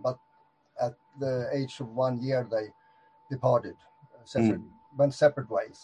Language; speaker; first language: English; non-native, fluent; Swedish